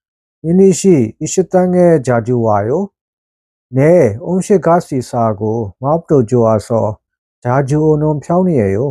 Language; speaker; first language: Korean; non-native, fluent; Burmese